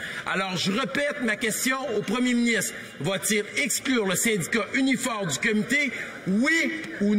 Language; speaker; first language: French; native; French